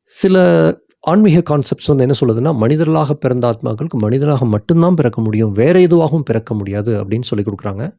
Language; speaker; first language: Tamil; native; Tamil